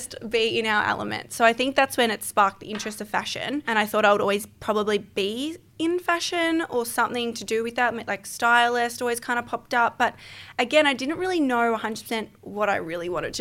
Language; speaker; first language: English; native; English